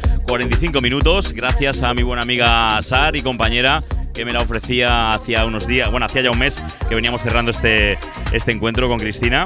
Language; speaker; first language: Spanish; native; Spanish